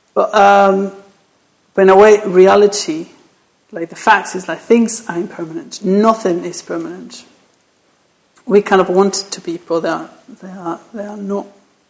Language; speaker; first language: English; non-native, fluent; Spanish